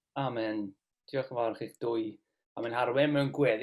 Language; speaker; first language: Welsh; native; Welsh